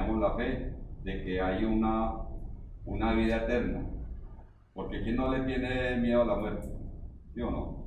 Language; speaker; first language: Spanish; native; Spanish